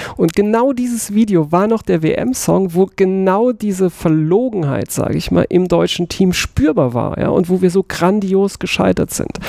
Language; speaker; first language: German; native; German